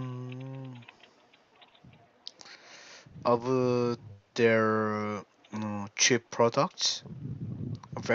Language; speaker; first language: English; non-native, learner; Korean